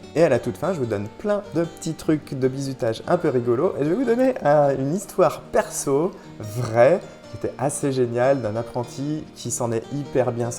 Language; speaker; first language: French; native; French